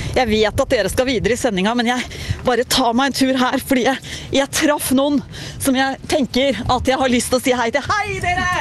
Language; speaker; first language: Norwegian; native; Norwegian